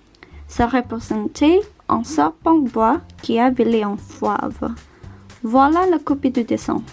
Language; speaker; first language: French; non-native, learner; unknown